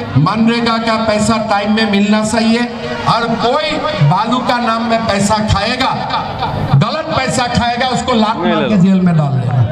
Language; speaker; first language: Hindi; non-native, local second language; Assamese